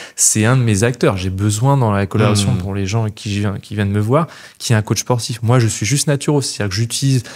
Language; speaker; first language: French; native; French